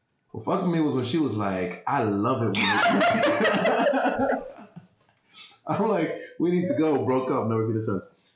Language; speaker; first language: English; early bilingual, other home language; Spanish